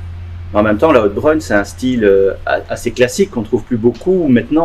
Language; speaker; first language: French; native; French